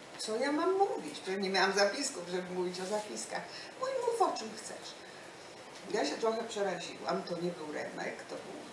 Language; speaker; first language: Polish; native; Polish